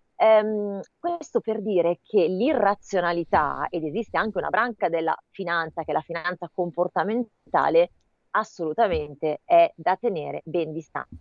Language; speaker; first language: Italian; native; Italian